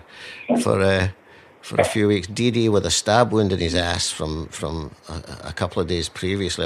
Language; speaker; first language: English; native; English